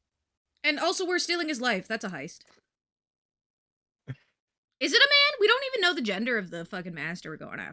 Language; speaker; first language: English; native; English